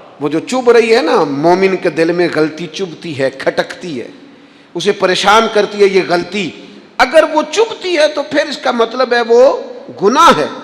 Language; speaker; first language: Urdu; non-native, local second language; Punjabi